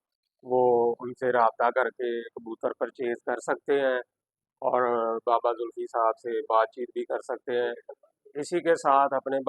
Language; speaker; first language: Hindi; non-native, local second language; Punjabi